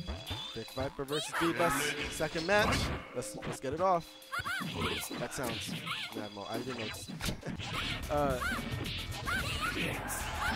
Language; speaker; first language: English; native; English